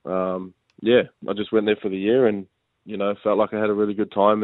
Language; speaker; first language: English; native; English